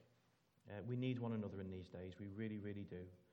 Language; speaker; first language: English; native; English